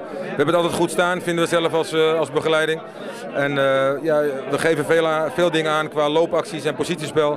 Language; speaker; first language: Dutch; native; Dutch